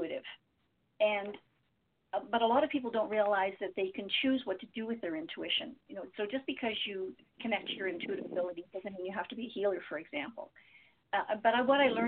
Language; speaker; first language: English; native; English